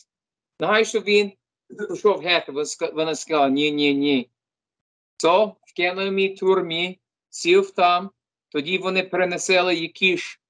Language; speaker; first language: Ukrainian; early bilingual, heritage; Ukrainian